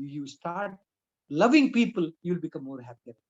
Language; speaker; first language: English; non-native, local second language; Kannada